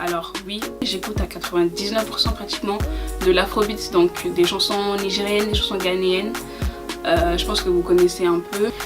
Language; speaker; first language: French; native; French